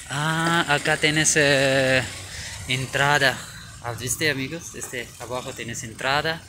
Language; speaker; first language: Spanish; non-native, learner; Urdu